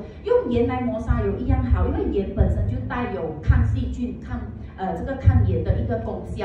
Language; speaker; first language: Chinese; native; Chinese